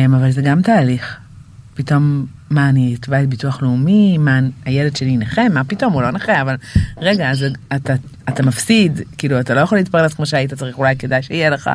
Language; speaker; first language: Hebrew; native; Hebrew